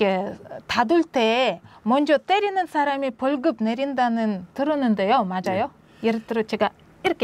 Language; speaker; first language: Korean; non-native, learner; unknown